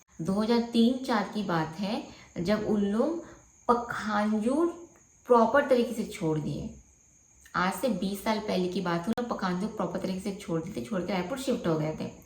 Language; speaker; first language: Hindi; non-native, local second language; Bangla